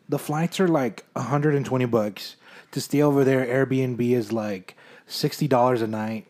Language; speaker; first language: English; early bilingual, other home language; Spanish